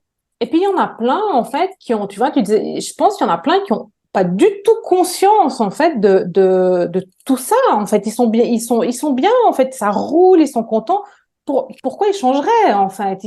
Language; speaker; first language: French; native; French